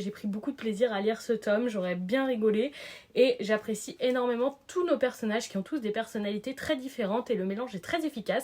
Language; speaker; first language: French; native; French